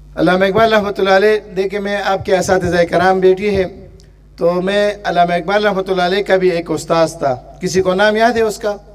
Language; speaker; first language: Urdu; non-native, local second language; Pashto